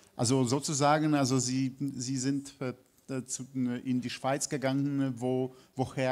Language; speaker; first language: German; non-native, fluent; Polish